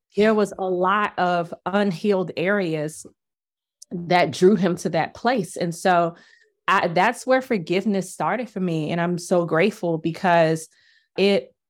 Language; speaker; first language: English; native; English